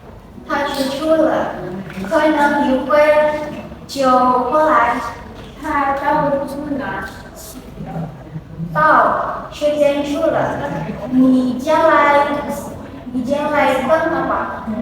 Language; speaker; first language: Chinese; non-native, learner; Indonesian